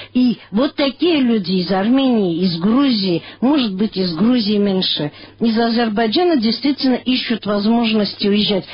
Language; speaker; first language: Russian; non-native, local second language; Armenian